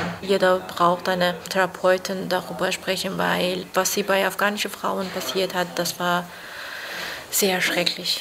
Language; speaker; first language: German; non-native, fluent; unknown